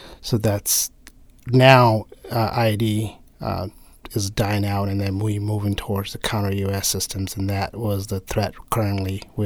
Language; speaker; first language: English; non-native, local second language; Nepali